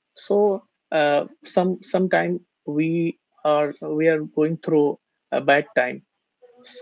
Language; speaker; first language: English; non-native, learner; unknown